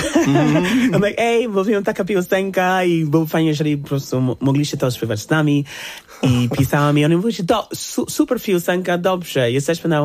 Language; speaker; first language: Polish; non-native, fluent; English